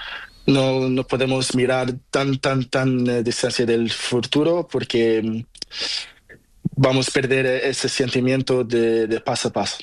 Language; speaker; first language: Spanish; non-native, learner; Portuguese